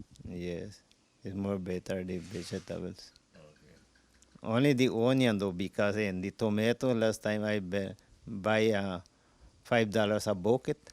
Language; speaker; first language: English; non-native, local second language; Spanish